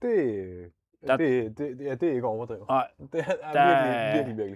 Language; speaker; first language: Danish; native; Danish